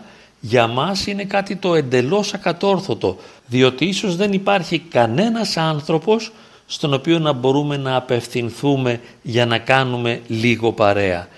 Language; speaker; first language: Greek; native; Greek